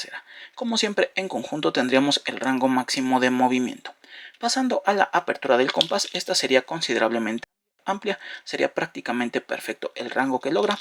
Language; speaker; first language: Spanish; native; Spanish